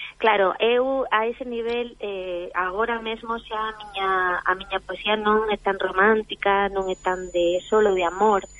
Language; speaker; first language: Galician; non-native, local second language; Spanish